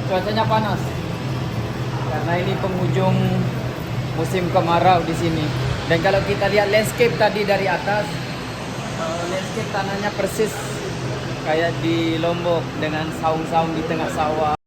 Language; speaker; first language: Indonesian; non-native, local second language; Sasak